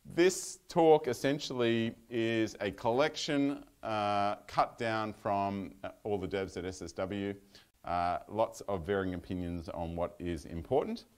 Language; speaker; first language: English; native; English